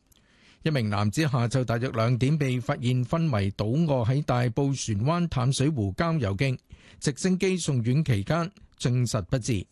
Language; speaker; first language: Cantonese; native; Cantonese